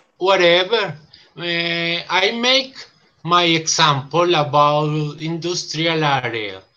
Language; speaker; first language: English; non-native, learner; Spanish